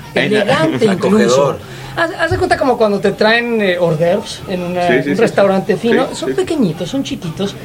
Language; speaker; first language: Spanish; native; Spanish